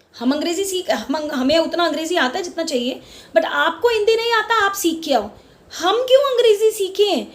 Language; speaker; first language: Hindi; non-native, local second language; Marwari